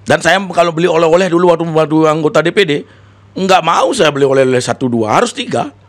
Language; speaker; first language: Indonesian; non-native, local second language; Balinese